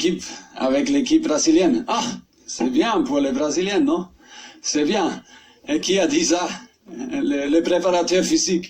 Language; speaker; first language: French; non-native, learner; German